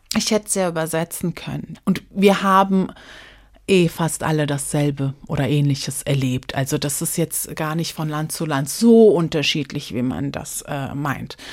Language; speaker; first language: German; early bilingual, other home language; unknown